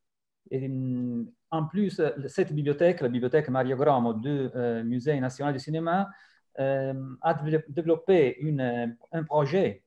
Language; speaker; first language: French; non-native, fluent; Italian